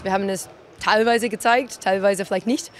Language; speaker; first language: German; non-native, fluent; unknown